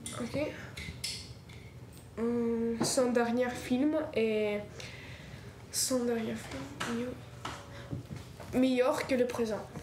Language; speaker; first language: French; non-native, learner; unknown